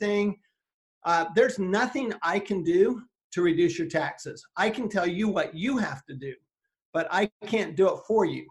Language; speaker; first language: English; native; English